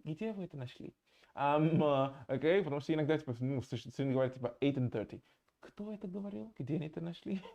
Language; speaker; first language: Russian; non-native, fluent; English